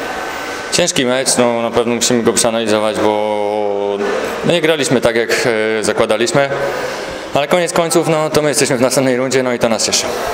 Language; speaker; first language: Polish; native; Polish